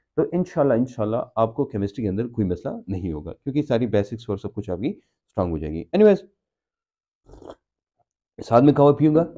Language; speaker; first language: Urdu; non-native, local second language; Pashto